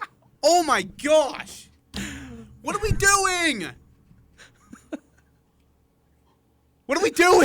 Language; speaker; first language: English; native; English